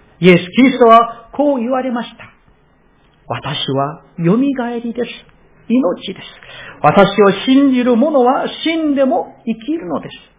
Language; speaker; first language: Japanese; non-native, fluent; Korean